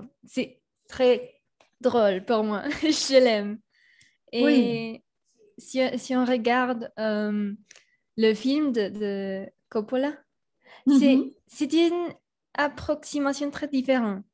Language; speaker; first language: French; non-native, learner; Spanish